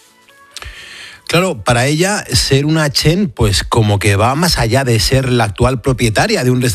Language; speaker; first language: Spanish; native; Spanish